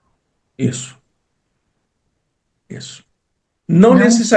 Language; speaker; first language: Portuguese; native; Portuguese